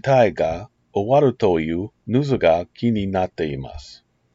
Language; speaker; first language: Japanese; non-native, learner; English